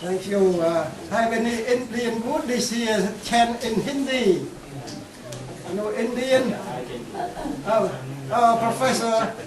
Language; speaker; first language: English; non-native, fluent; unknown